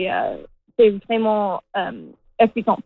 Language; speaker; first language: French; non-native, learner; English